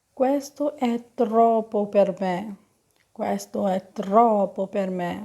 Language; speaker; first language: Italian; non-native, fluent; Punjabi